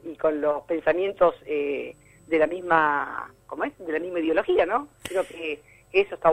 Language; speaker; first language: Spanish; native; Spanish